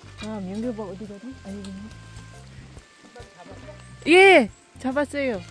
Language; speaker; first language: Korean; non-native, learner; Filipino